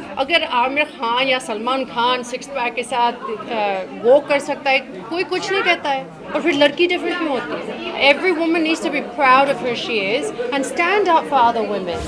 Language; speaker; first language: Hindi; early bilingual, heritage; English